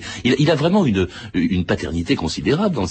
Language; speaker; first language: French; native; French